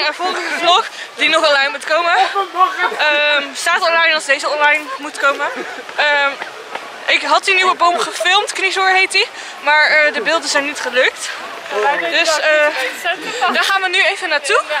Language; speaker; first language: Dutch; native; Dutch